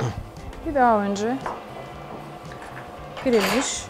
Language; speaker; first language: Turkish; non-native, fluent; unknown